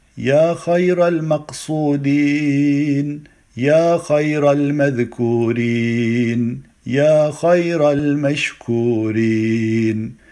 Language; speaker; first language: Arabic; non-native, fluent; Turkish